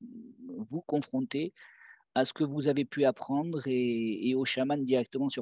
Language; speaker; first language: French; native; French